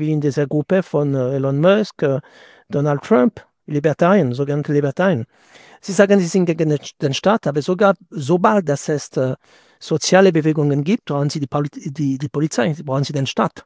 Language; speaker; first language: German; non-native, fluent; French